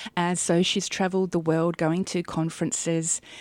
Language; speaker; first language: English; native; English